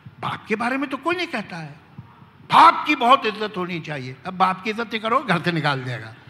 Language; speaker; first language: Hindi; native; Hindi